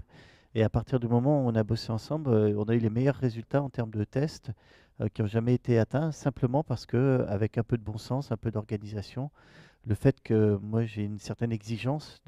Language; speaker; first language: French; native; French